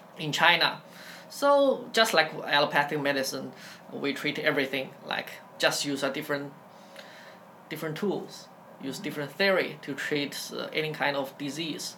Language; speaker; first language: English; non-native, fluent; Chinese